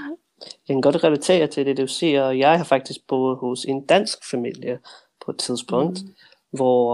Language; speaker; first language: Danish; early bilingual, heritage; Danish